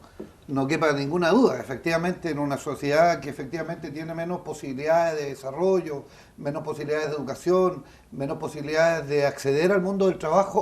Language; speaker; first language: Spanish; native; Spanish